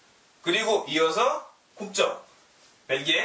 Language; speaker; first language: Korean; non-native, learner; French